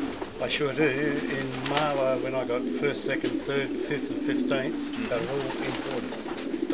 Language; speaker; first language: English; native; English